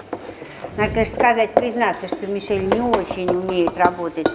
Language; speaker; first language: Russian; native; Russian